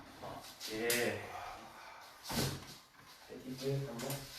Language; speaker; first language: French; non-native, learner; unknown